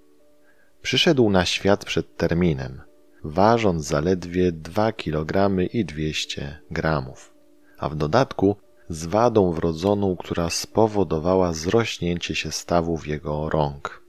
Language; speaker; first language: Polish; native; Polish